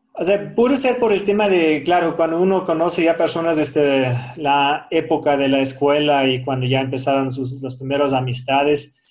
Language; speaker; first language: Spanish; non-native, fluent; German